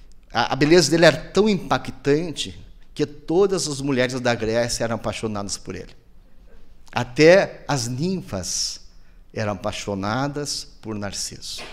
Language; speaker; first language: Portuguese; native; Portuguese